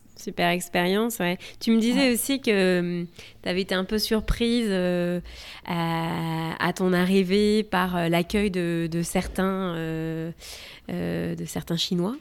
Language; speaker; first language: French; native; French